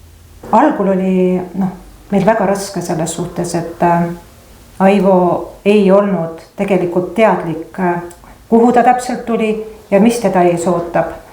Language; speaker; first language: Estonian; native; Estonian